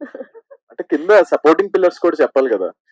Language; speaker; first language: Telugu; native; Telugu